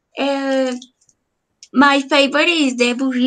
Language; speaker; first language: English; non-native, learner; Spanish